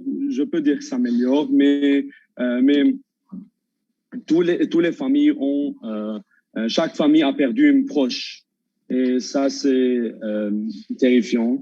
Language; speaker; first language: French; non-native, local second language; Armenian